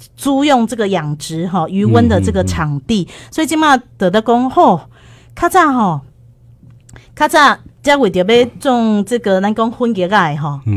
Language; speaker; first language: Chinese; native; Chinese